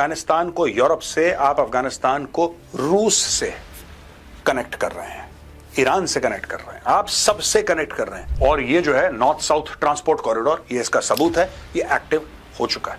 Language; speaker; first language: Hindi; native; Hindi